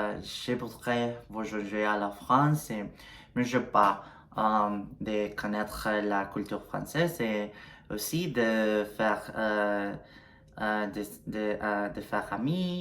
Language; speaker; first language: French; non-native, learner; Spanish